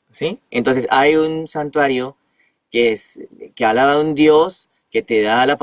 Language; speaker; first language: Spanish; non-native, fluent; Japanese